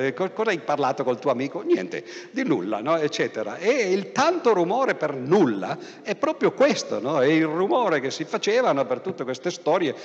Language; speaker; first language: Italian; native; Italian